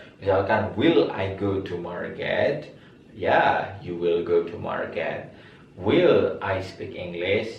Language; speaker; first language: English; non-native, learner; Indonesian